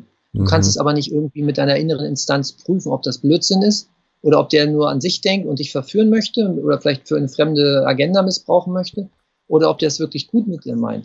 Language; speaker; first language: German; native; German